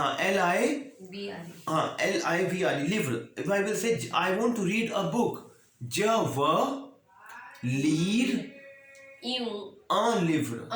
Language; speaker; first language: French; non-native, learner; Hindi